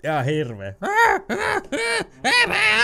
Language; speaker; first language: Finnish; native; Finnish